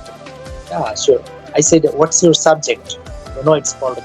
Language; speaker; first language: English; non-native, learner; Bangla